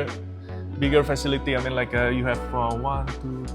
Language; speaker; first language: English; non-native, fluent; Indonesian